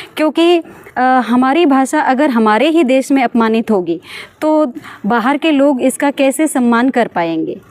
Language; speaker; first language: Hindi; native; Hindi